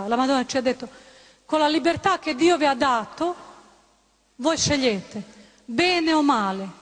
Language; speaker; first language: Italian; non-native, fluent; Croatian